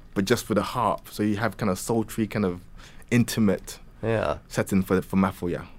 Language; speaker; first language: English; native; English